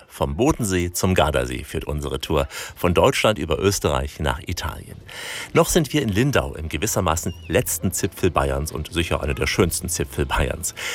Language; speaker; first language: German; native; German